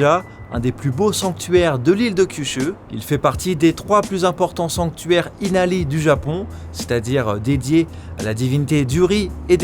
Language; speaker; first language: French; native; French